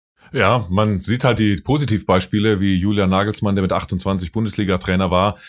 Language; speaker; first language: German; native; German